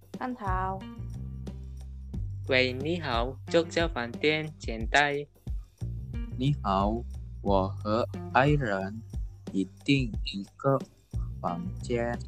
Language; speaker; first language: Chinese; non-native, learner; Indonesian